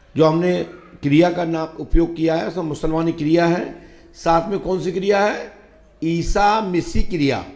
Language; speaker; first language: Hindi; native; Hindi